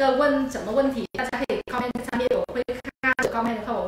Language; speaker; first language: Chinese; non-native, fluent; Vietnamese